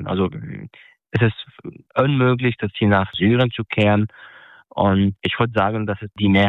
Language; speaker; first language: German; non-native, learner; Arabic